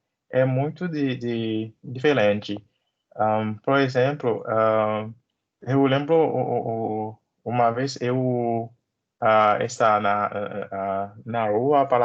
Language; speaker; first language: Portuguese; non-native, learner; Haitian Creole